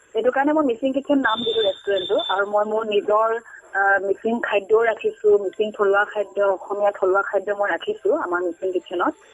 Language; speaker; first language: Assamese; non-native, local second language; Mising